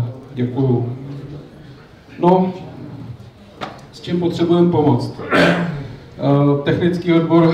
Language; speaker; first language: Czech; native; Czech